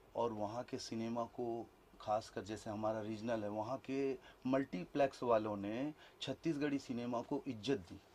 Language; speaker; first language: Hindi; native; Hindi